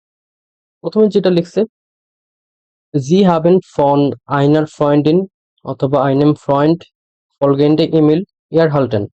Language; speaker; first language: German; non-native, fluent; Bangla